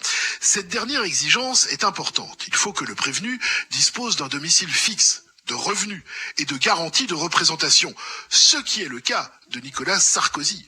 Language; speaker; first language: French; native; French